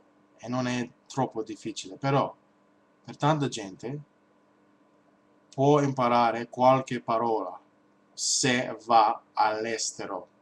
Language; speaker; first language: Italian; non-native, learner; English